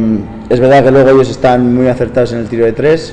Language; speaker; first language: Spanish; native; Spanish